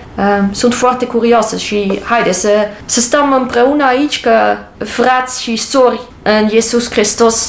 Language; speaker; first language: Romanian; non-native, learner; English